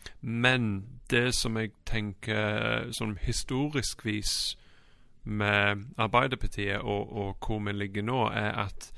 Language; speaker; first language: Norwegian; non-native, fluent; English